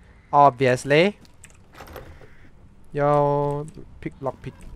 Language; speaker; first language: English; non-native, local second language; Chinese